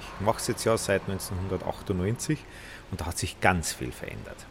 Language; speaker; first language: German; native; German